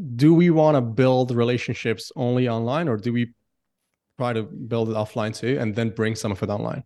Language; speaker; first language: English; non-native, fluent; Persian